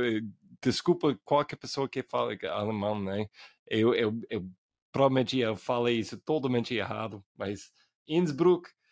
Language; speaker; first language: Portuguese; non-native, fluent; English